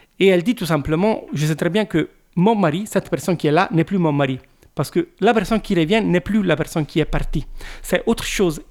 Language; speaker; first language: French; non-native, fluent; Italian